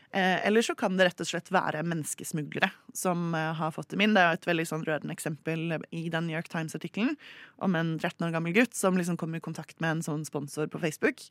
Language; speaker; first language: Norwegian; native; Norwegian